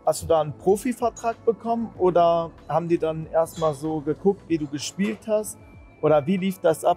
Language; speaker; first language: German; native; German